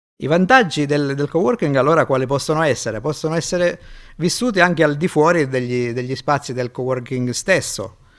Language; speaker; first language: Italian; native; Italian